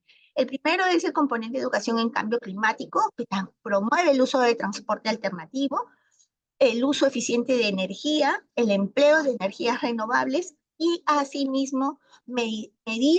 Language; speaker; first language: Spanish; native; Spanish